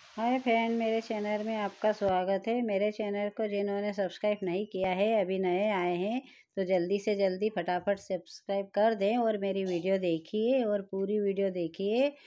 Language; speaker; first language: Hindi; native; Hindi